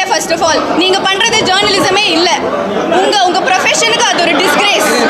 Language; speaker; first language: Tamil; non-native, local second language; Malayalam